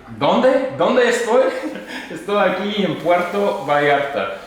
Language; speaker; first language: Spanish; non-native, learner; English